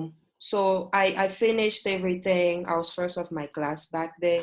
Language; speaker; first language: English; non-native, fluent; French